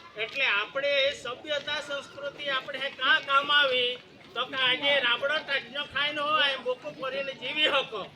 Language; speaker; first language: Gujarati; non-native, local second language; Bhili